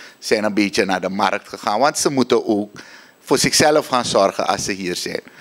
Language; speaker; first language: Dutch; native; Dutch